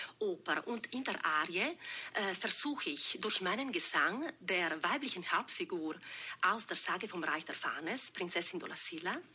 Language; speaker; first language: German; non-native, local second language; Ladin